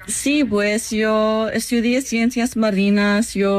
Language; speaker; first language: Spanish; non-native, fluent; English